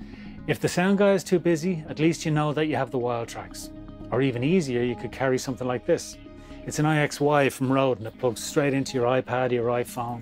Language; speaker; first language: English; native; English